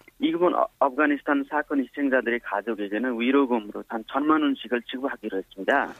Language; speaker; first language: Korean; non-native, fluent; Nepali